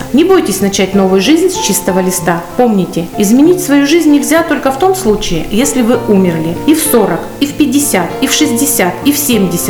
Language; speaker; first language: Russian; native; Russian